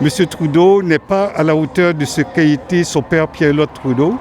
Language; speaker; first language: French; early bilingual, other home language; Haitian Creole